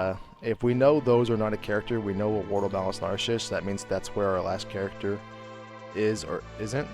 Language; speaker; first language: English; native; English